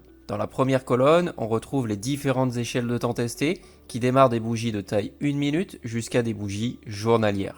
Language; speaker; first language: French; native; French